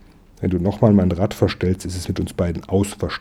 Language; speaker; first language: German; native; German